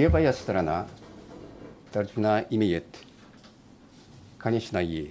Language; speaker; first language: Russian; non-native, learner; Japanese